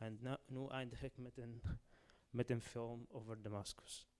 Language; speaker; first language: Dutch; non-native, learner; Arabic